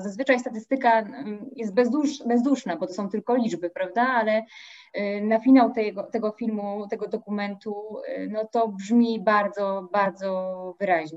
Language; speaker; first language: Polish; native; Polish